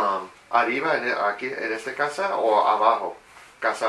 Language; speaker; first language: Spanish; non-native, learner; English